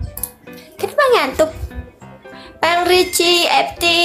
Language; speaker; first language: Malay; non-native, learner; Vietnamese